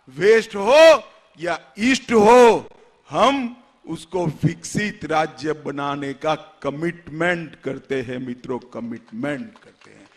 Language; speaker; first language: Hindi; non-native, local second language; Gujarati